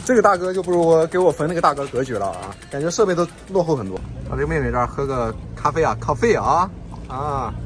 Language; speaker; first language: Chinese; native; Chinese